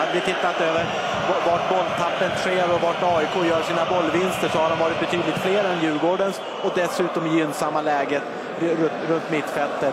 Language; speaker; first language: Swedish; native; Swedish